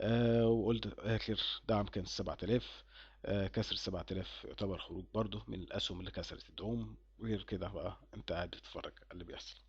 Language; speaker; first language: Arabic; native; Arabic